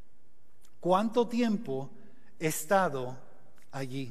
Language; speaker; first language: Spanish; non-native, fluent; English